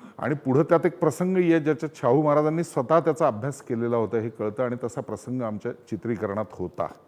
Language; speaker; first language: Marathi; native; Marathi